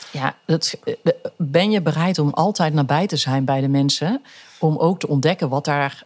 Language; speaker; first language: Dutch; native; Dutch